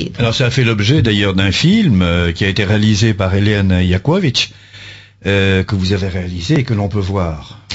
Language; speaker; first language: French; early bilingual, other home language; Russian